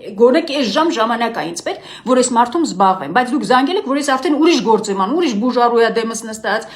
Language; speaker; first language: Armenian; native; Armenian